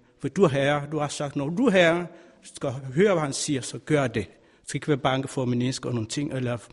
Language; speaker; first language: Danish; non-native, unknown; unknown